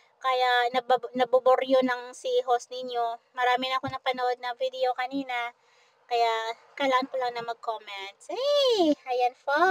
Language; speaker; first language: Filipino; non-native, local second language; Hiligaynon